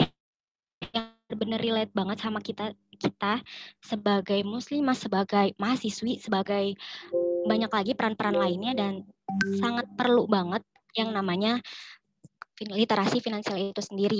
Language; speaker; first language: Indonesian; native; Indonesian